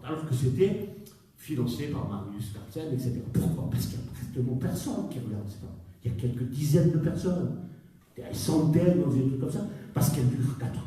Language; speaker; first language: French; native; French